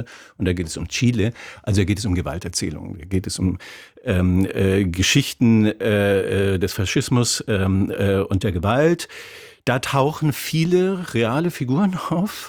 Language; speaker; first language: German; native; German